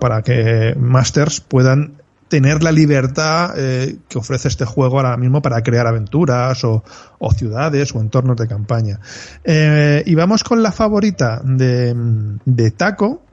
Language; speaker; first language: Spanish; native; Spanish